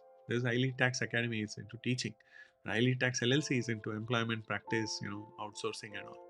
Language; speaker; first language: English; non-native, local second language; Hindi